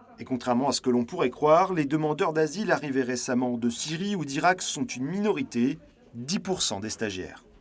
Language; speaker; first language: French; native; French